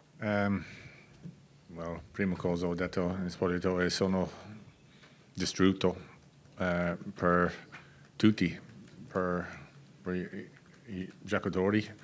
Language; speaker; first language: Italian; non-native, learner; English